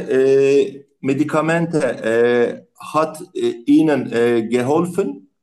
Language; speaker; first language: German; non-native, learner; Turkish